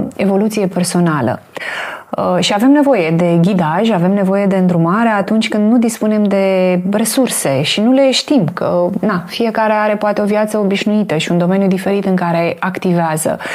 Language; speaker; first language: Romanian; native; Romanian